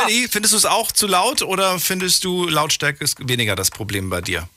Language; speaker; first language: German; native; German